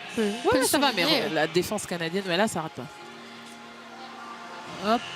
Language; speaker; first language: French; native; French